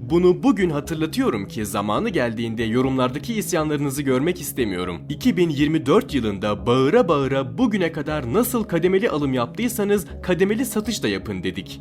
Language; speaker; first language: Turkish; native; Turkish